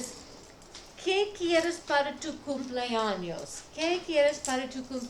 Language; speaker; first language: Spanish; non-native, fluent; English